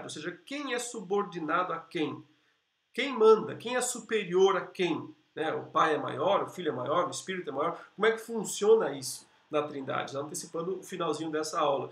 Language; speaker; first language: Portuguese; native; Portuguese